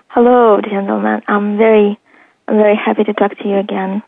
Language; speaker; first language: English; non-native, fluent; Ukrainian